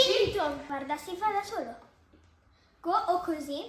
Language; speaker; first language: Italian; native; Italian